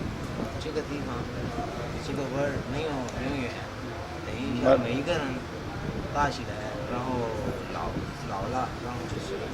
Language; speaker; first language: Chinese; non-native, learner; Punjabi